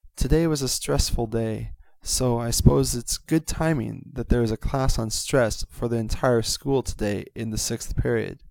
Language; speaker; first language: English; native; English